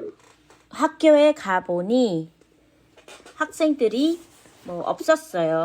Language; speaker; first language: Korean; non-native, fluent; Khmer